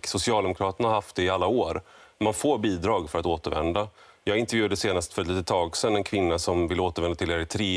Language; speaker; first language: Swedish; native; Swedish